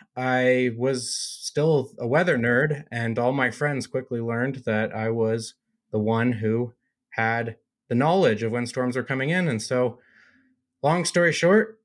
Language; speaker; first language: English; native; English